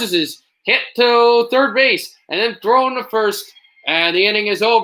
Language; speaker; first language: English; native; English